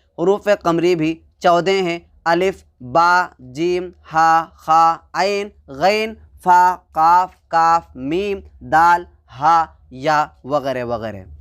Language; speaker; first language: Hindi; native; Hindi